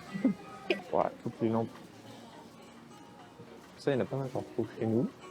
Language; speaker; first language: French; native; French